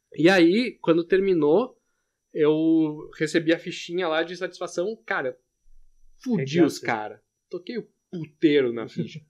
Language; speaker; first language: Portuguese; native; Portuguese